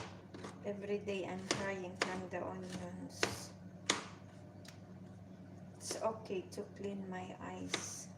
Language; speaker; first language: English; non-native, learner; Bikol